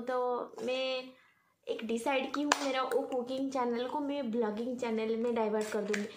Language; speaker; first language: Hindi; non-native, local second language; Odia